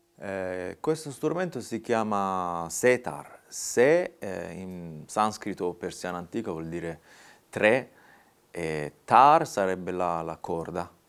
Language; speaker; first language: Italian; non-native, fluent; Persian